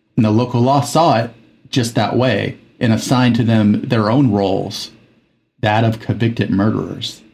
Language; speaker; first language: English; early bilingual, other home language; Spanish